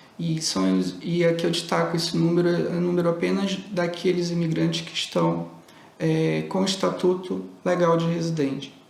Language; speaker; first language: Portuguese; native; Portuguese